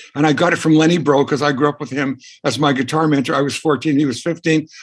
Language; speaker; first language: English; native; English